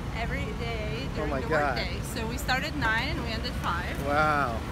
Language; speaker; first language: English; non-native, fluent; Serbian